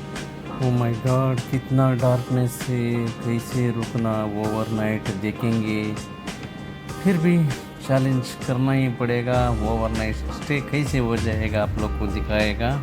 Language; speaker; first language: Hindi; non-native, local second language; Kannada